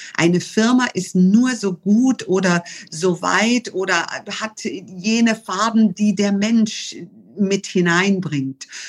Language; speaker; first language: German; early bilingual, other home language; English